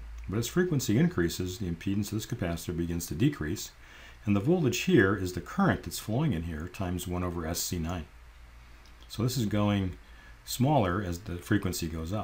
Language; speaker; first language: English; native; English